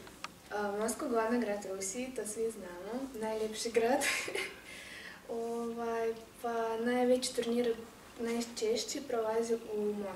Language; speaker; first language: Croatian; non-native, fluent; Russian